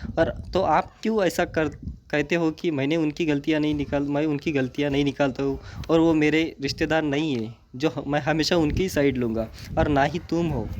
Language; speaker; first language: Hindi; non-native, local second language; Marathi